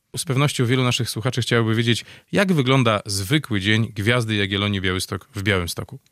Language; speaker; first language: Polish; native; Polish